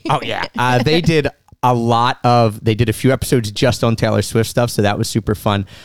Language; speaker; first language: English; native; English